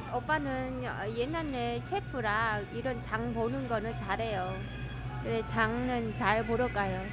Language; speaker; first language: Korean; non-native, learner; Vietnamese